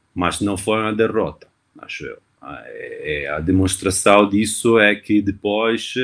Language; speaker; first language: Portuguese; non-native, fluent; Italian